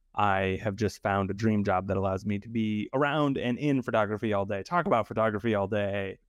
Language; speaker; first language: English; native; English